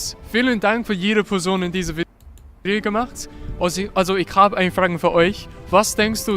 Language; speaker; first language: German; non-native, learner; English